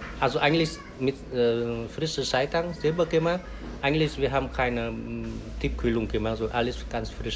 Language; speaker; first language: German; non-native, learner; Vietnamese